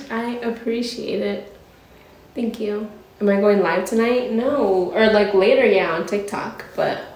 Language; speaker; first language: English; native; English